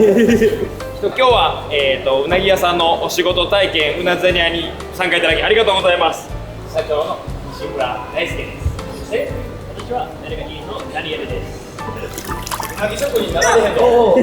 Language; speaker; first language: Japanese; native; Japanese